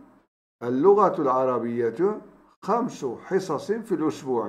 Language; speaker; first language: Arabic; non-native, fluent; Turkish